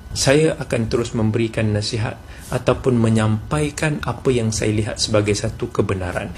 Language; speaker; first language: Malay; native; Malay